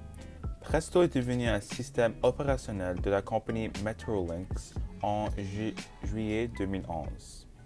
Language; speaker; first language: French; non-native, local second language; English